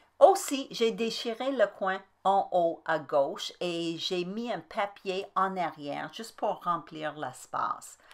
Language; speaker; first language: French; native; French